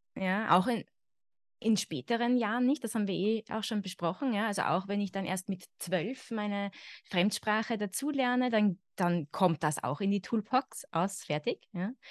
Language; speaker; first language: German; native; German